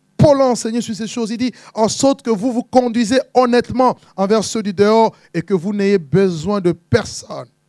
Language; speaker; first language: French; non-native, local second language; Lingala